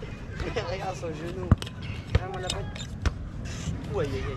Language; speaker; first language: French; native; French